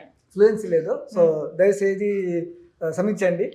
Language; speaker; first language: Telugu; non-native, local second language; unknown